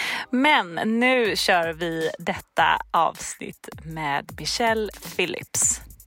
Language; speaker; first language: Swedish; native; Swedish